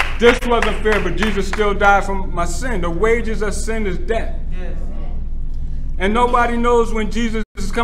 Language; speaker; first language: English; native; English